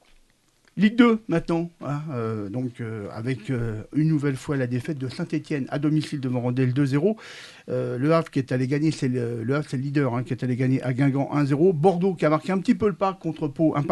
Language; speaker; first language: French; native; French